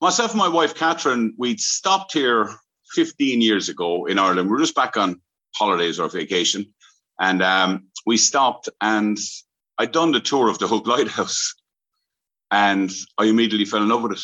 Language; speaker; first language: English; native; English